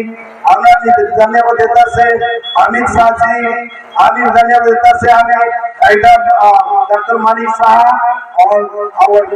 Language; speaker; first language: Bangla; non-native, learner; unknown